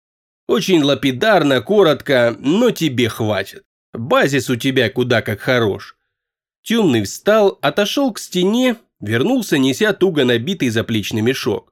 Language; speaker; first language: Russian; native; Russian